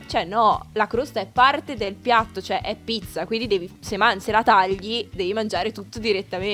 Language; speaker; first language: Italian; native; Italian